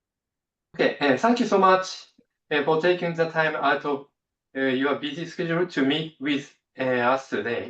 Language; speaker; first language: English; non-native, fluent; Japanese